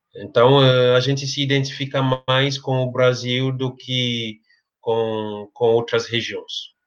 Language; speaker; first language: Portuguese; non-native, fluent; French